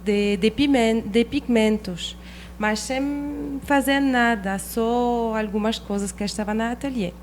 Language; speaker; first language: Portuguese; non-native, learner; French